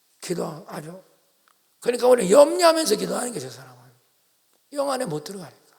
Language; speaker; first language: Korean; native; Korean